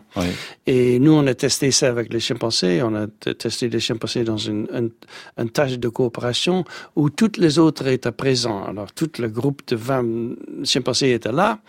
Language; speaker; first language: French; non-native, fluent; Dutch